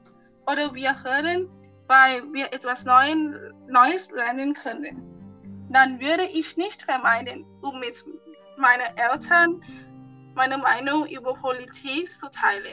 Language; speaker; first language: German; non-native, learner; Thai